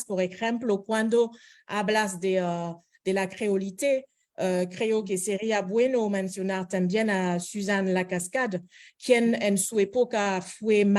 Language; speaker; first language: Spanish; non-native, fluent; French